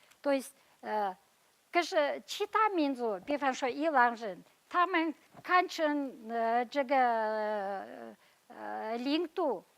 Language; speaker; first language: Chinese; non-native, fluent; Kazakh